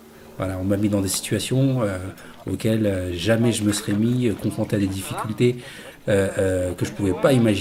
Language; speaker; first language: French; native; French